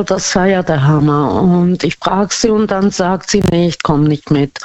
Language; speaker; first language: German; non-native, fluent; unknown